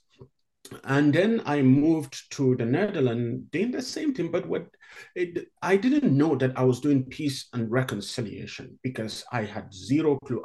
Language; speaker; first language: English; non-native, local second language; Hausa